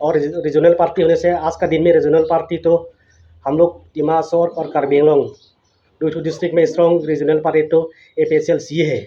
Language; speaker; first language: Hindi; non-native, local second language; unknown